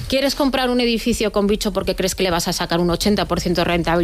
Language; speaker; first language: Spanish; native; Spanish